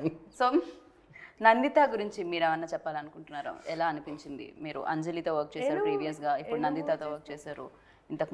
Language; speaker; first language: Telugu; native; Telugu